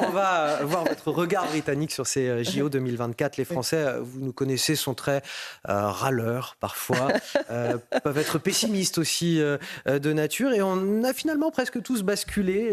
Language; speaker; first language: French; native; French